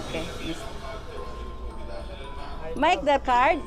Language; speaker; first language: English; non-native, local second language; Filipino